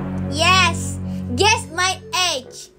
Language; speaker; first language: English; non-native, learner; Indonesian